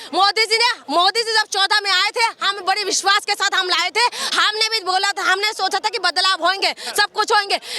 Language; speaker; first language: Hindi; non-native, local second language; Manipuri